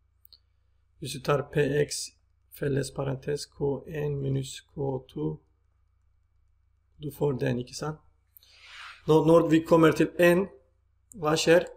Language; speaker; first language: Norwegian; non-native, fluent; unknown